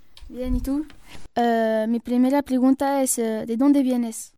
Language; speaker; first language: Spanish; non-native, learner; French